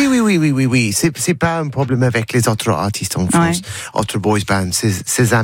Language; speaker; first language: French; non-native, learner; English